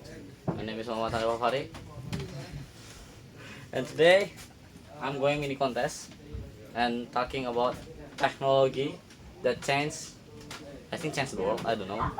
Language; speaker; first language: English; non-native, learner; Indonesian